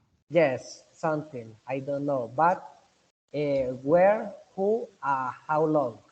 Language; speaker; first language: English; non-native, learner; Spanish